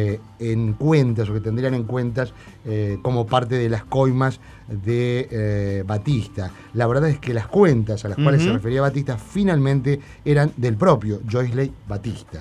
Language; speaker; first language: Spanish; native; Spanish